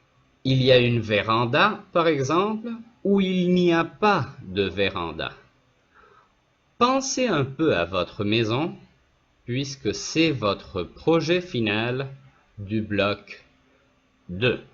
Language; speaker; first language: French; non-native, fluent; Spanish